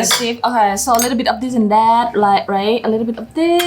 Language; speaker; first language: English; non-native, fluent; Thai